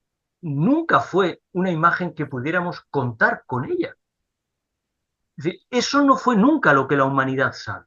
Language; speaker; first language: Spanish; native; Spanish